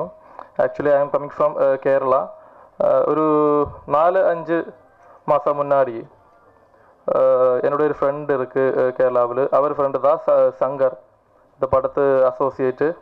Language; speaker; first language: Tamil; non-native, learner; Malayalam